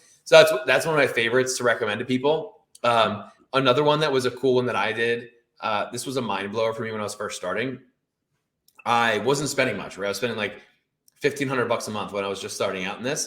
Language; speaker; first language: English; native; English